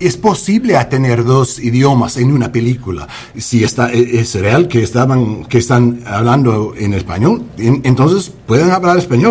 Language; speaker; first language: Spanish; non-native, learner; English